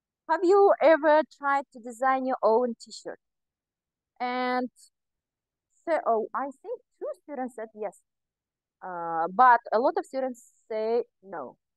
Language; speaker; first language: English; non-native, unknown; Kazakh